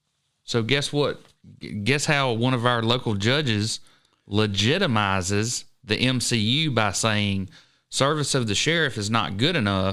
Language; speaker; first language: English; native; English